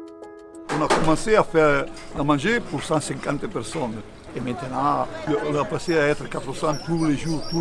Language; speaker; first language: French; non-native, learner; Italian